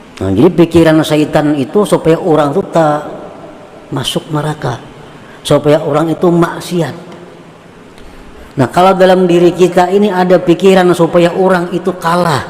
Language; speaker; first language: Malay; non-native, local second language; Banjar